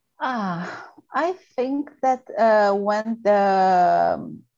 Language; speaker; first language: English; non-native, learner; Portuguese